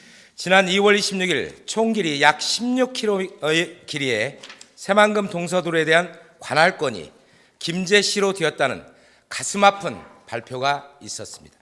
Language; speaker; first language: Korean; native; Korean